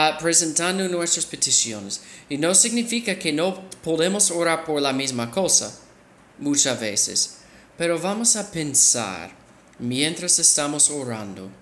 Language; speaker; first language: Spanish; non-native, fluent; English